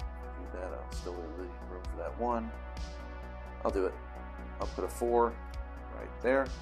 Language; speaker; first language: English; native; English